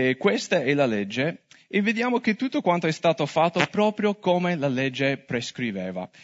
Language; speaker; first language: Italian; non-native, fluent; English